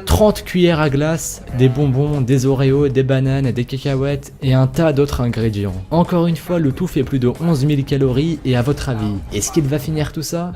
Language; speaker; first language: French; native; French